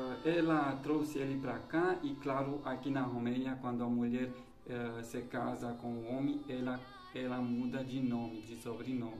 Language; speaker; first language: Portuguese; non-native, fluent; Romanian